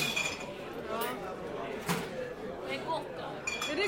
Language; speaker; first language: Swedish; native; Swedish